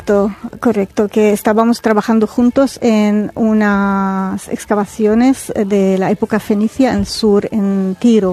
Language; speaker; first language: Spanish; non-native, fluent; Arabic